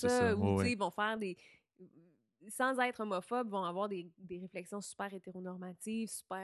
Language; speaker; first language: French; native; French